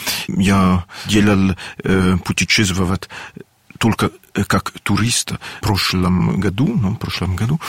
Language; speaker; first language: Russian; non-native, learner; French